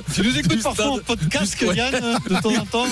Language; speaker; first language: French; native; French